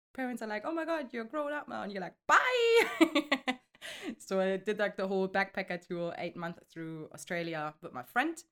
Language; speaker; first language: English; non-native, fluent; German